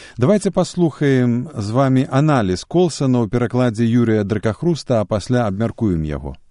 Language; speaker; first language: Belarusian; native; Belarusian